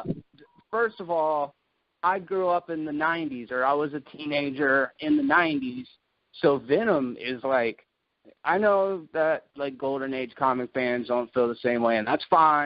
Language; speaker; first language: English; native; English